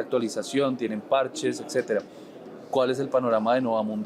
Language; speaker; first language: Spanish; native; Spanish